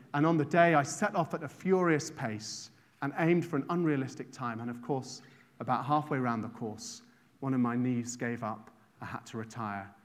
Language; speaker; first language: English; native; English